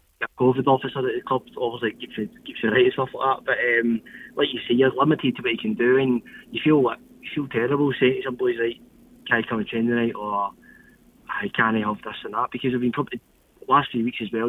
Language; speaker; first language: English; native; English